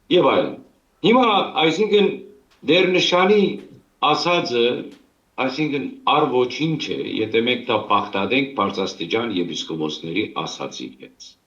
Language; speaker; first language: Armenian; early bilingual, heritage; Armenian